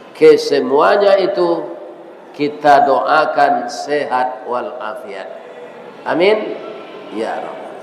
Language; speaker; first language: Malay; non-native, local second language; Minangkabau